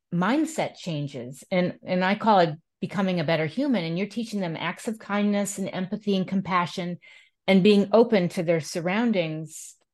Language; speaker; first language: English; native; English